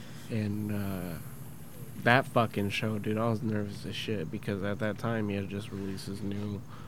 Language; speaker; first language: English; early bilingual, other home language; Spanish